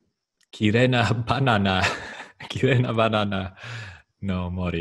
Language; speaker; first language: Japanese; non-native, learner; English